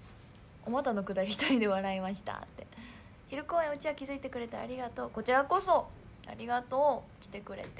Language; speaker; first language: Japanese; native; Japanese